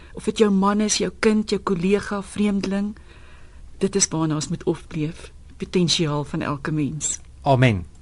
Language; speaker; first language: Afrikaans; native; Afrikaans